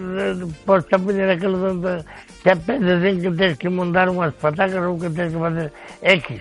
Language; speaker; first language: Spanish; native; Spanish